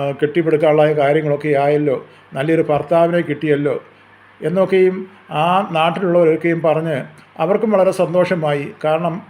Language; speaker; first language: Malayalam; native; Malayalam